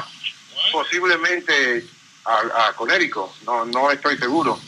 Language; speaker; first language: Spanish; non-native, learner; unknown